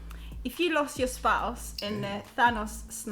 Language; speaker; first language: English; native; English